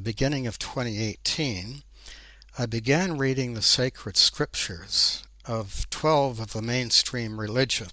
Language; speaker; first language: English; native; English